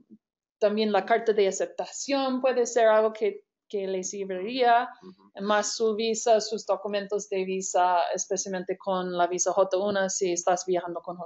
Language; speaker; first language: Spanish; non-native, fluent; English